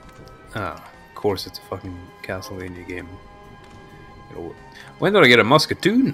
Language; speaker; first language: English; native; English